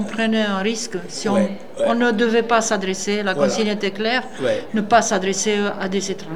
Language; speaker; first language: French; non-native, fluent; Romanian